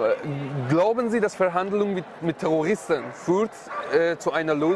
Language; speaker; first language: German; non-native, learner; Persian